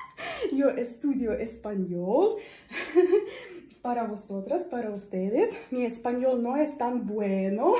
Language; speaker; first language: Spanish; non-native, learner; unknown